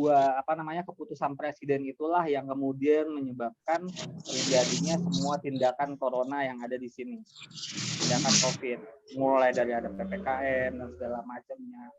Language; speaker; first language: Indonesian; native; Indonesian